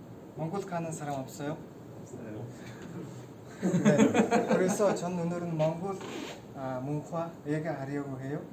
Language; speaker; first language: Korean; non-native, learner; Mongolian